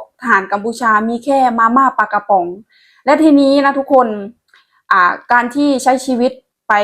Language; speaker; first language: Thai; non-native, local second language; Lao